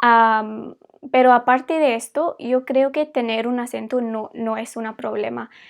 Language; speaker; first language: Spanish; non-native, fluent; English